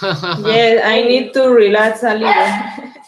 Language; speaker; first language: English; non-native, learner; Spanish